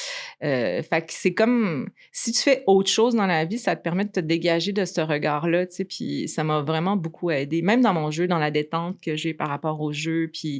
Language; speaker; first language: French; native; French